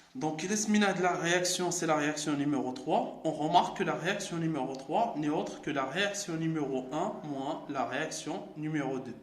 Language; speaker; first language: French; non-native, local second language; Arabic